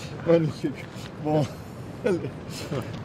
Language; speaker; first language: French; non-native, learner; Dutch